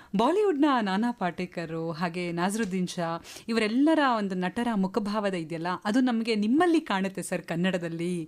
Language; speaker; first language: Kannada; native; Kannada